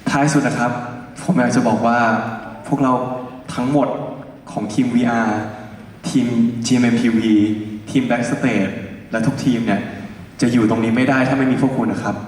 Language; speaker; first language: Thai; native; Thai